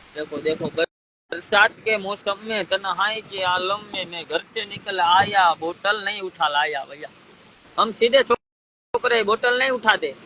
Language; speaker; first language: Hindi; non-native, local second language; Gujarati